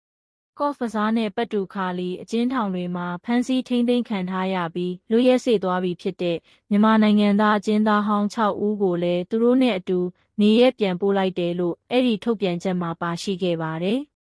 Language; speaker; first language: Burmese; native; Burmese